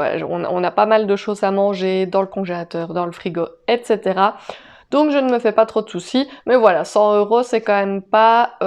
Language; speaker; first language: French; native; French